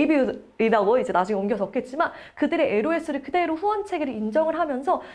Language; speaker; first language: Korean; native; Korean